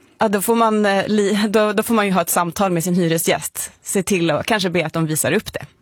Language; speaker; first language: Swedish; native; Swedish